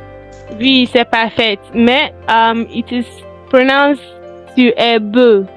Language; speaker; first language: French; non-native, fluent; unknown